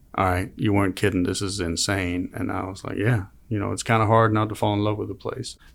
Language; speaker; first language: English; non-native, fluent; Danish